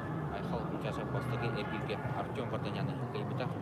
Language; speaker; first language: Russian; non-native, local second language; Yakut